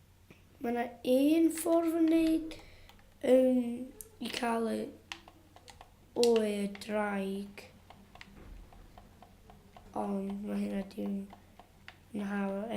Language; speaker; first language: Welsh; non-native, local second language; English